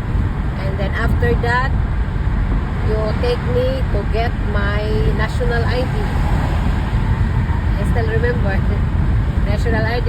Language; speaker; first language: English; non-native, local second language; Cebuano